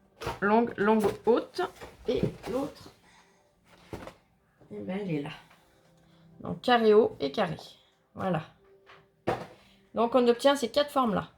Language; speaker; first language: French; native; French